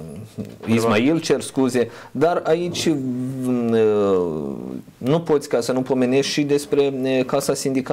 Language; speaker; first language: Romanian; native; Romanian